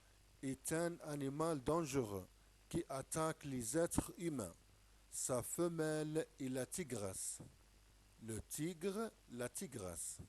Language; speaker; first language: French; non-native, local second language; Arabic